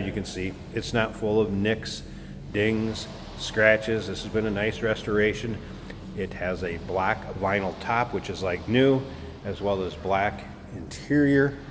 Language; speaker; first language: English; native; English